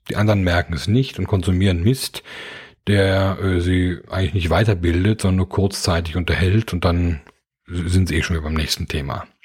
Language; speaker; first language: German; native; German